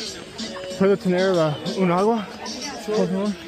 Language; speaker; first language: Spanish; non-native, learner; English